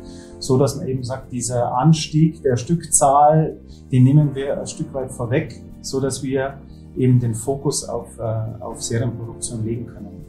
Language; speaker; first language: German; native; German